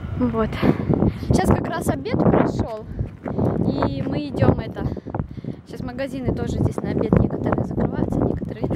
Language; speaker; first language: Russian; native; Russian